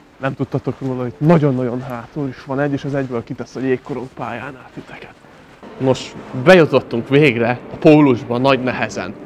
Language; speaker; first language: Hungarian; early bilingual, other home language; Chinese